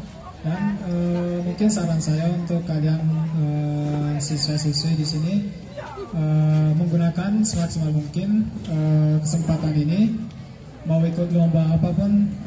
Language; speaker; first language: Indonesian; non-native, fluent; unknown